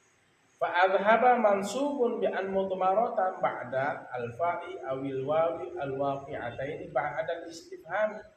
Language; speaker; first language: Arabic; non-native, fluent; Sasak